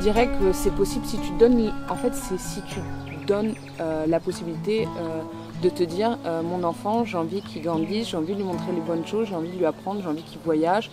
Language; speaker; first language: French; native; French